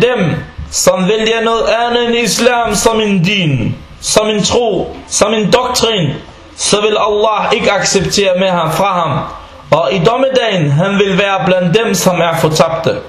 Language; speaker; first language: Danish; non-native, fluent; Arabic